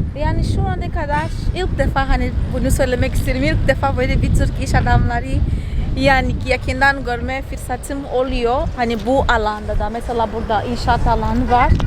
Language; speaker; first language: Turkish; native; Turkish